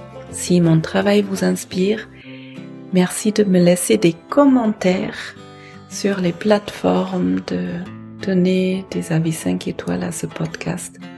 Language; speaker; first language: French; non-native, fluent; German